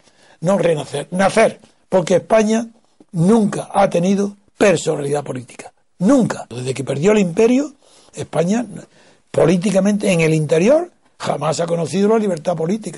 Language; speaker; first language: Spanish; native; Spanish